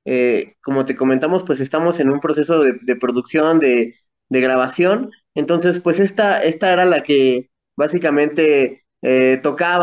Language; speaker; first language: Spanish; native; Spanish